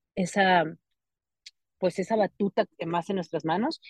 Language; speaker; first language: Spanish; native; Spanish